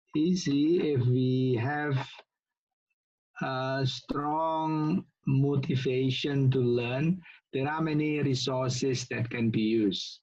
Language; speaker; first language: English; non-native, local second language; Indonesian